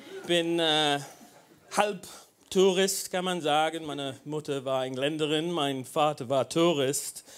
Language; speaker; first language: German; non-native, fluent; English